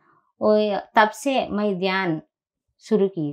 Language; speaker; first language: Hindi; non-native, local second language; Telugu